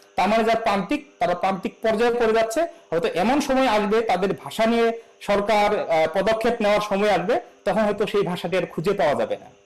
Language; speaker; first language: Bangla; non-native, local second language; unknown